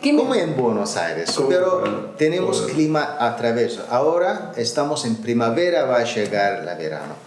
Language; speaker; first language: Spanish; non-native, learner; Azerbaijani